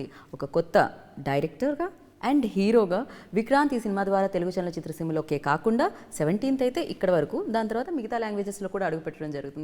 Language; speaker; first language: Telugu; native; Telugu